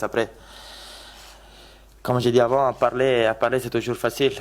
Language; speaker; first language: French; non-native, learner; Italian